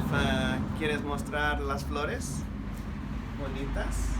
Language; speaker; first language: Spanish; non-native, learner; English